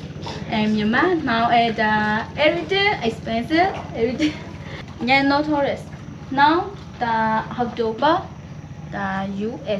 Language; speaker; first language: English; non-native, learner; Burmese